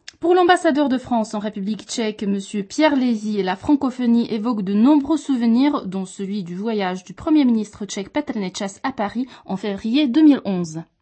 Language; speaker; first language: French; native; French